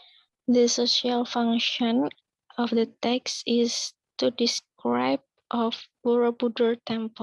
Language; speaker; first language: English; non-native, learner; Indonesian